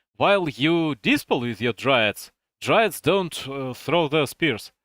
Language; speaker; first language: English; non-native, fluent; Russian